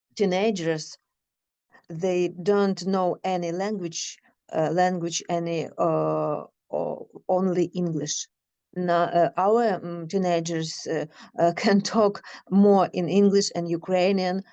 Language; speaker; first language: English; non-native, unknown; Ukrainian